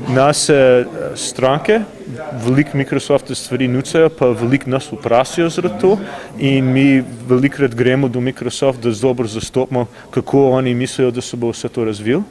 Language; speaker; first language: Slovenian; early bilingual, heritage; English